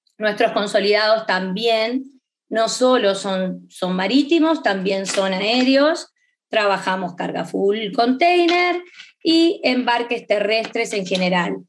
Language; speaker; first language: Spanish; native; Spanish